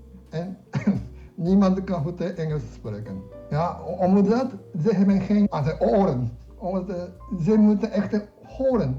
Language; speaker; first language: Dutch; non-native, learner; Japanese